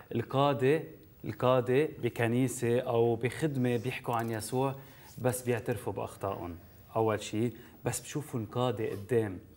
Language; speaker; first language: Arabic; native; Arabic